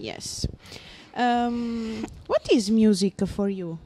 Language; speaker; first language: English; non-native, learner; Italian